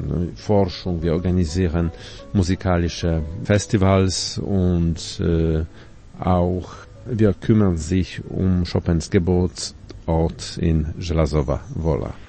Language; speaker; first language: German; non-native, fluent; Polish